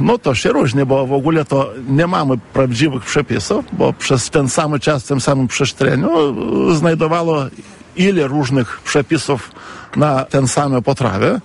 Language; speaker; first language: Polish; non-native, fluent; Lithuanian